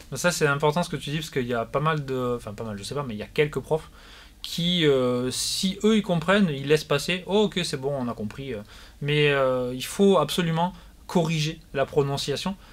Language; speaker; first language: French; native; French